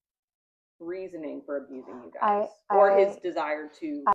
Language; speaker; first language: English; native; English